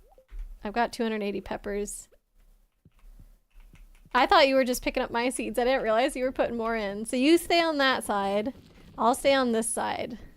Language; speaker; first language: English; native; English